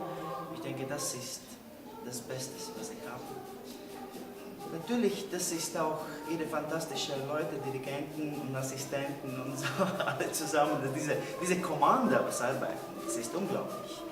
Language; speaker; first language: German; non-native, fluent; Latvian